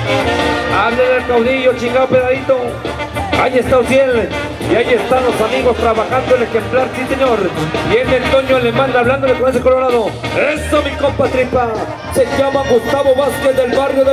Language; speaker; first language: Spanish; native; Spanish